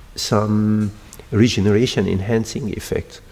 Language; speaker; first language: English; non-native, fluent; Arabic